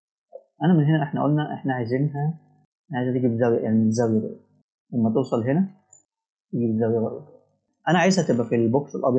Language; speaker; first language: Arabic; native; Arabic